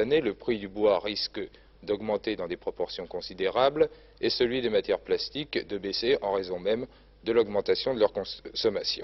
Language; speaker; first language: French; native; French